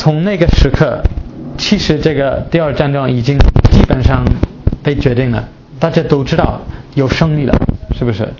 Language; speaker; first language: Chinese; non-native, fluent; English